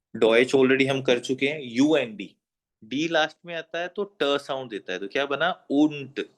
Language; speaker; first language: Hindi; native; Hindi